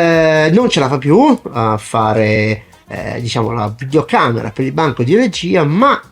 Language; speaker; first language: Italian; native; Italian